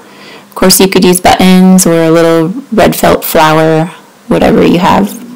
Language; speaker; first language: English; native; English